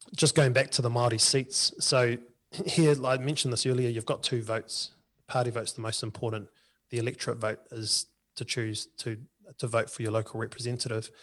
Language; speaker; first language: English; native; English